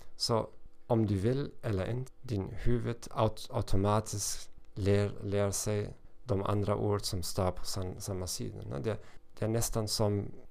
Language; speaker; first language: Swedish; non-native, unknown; German